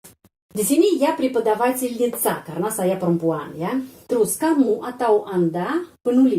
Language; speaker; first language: Indonesian; non-native, fluent; Russian